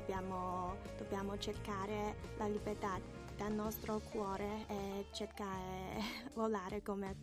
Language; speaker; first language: Italian; non-native, learner; Chinese